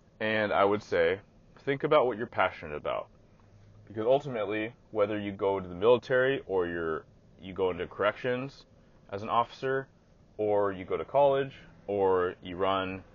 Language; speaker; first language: English; native; English